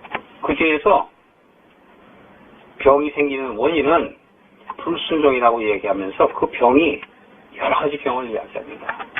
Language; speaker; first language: Korean; native; Korean